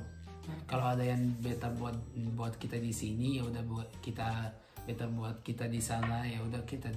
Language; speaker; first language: Indonesian; non-native, learner; Arabic